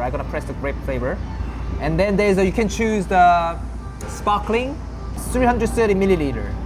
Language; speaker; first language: English; non-native, fluent; Korean